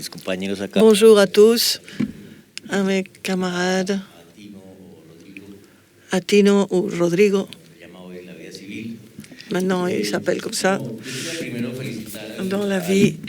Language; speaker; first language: French; non-native, fluent; Spanish